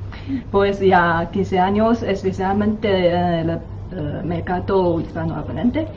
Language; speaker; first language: Spanish; non-native, learner; Chinese